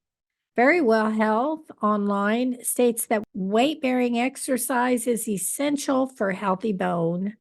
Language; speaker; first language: English; native; English